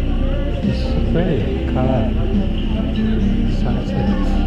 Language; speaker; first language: English; non-native, fluent; Japanese